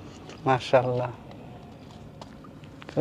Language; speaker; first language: Arabic; non-native, learner; Bangla